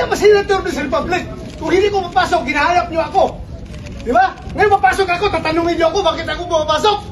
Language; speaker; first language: Filipino; native; Filipino